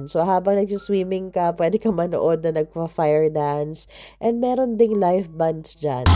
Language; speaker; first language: Filipino; native; Filipino